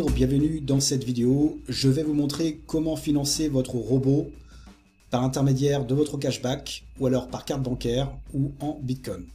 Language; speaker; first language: French; native; French